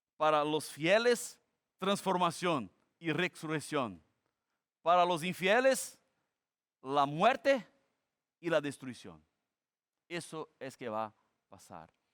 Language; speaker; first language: Spanish; non-native, fluent; Portuguese